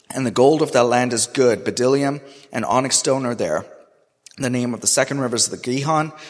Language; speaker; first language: English; non-native, local second language; Urdu